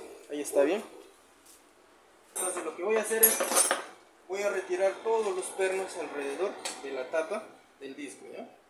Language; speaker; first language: Spanish; native; Spanish